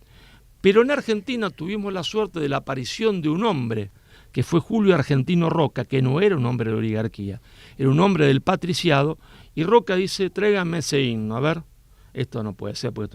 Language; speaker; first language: Spanish; native; Spanish